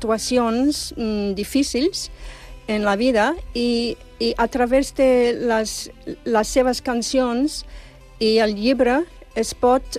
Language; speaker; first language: Catalan; non-native, fluent; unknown